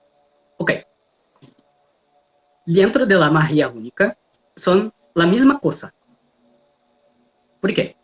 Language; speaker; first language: Spanish; non-native, learner; Portuguese